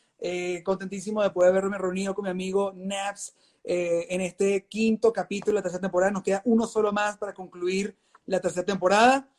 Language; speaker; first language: Spanish; native; Spanish